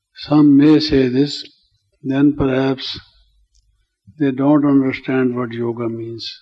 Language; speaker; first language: English; non-native, local second language; Hindi